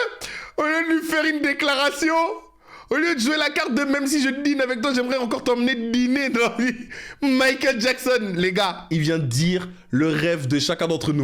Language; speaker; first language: French; native; French